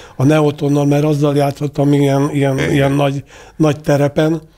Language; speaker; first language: Hungarian; native; Hungarian